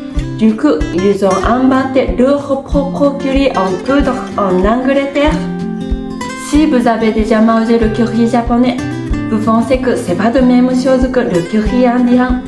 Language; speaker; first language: French; non-native, fluent; Japanese